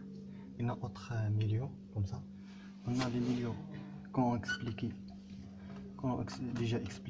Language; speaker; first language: French; non-native, learner; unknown